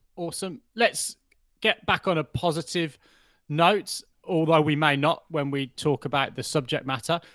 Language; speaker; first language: English; native; English